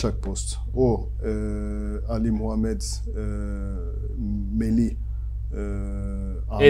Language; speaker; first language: Turkish; non-native, fluent; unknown